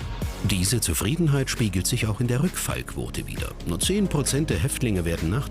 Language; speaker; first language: German; native; German